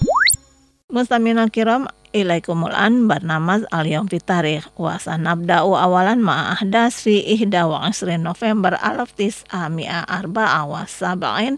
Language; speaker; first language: Arabic; non-native, fluent; Indonesian